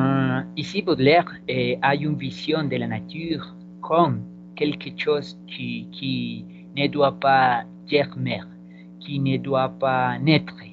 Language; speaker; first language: French; non-native, learner; Spanish